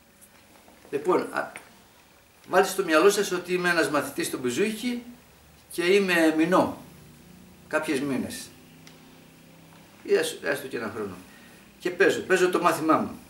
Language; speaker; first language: Greek; native; Greek